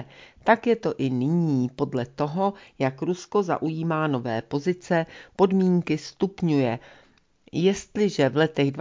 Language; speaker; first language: Czech; native; Czech